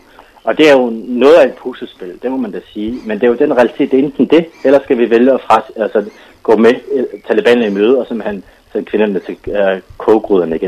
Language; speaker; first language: Danish; non-native, fluent; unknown